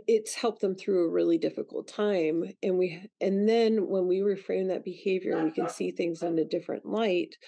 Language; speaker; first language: English; native; English